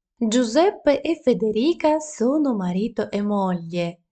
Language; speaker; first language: Italian; non-native, fluent; Ukrainian